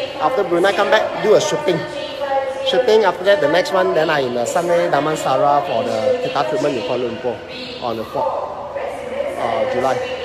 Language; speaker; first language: English; non-native, local second language; Cantonese